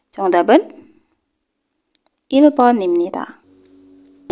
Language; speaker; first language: Korean; non-native, learner; Indonesian